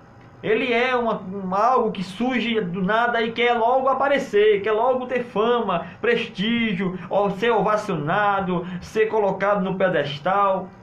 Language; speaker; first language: Portuguese; native; Portuguese